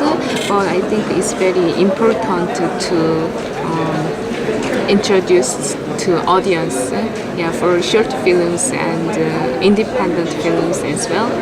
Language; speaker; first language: English; non-native, fluent; Korean